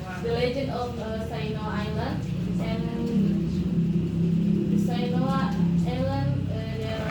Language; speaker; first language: English; non-native, learner; Indonesian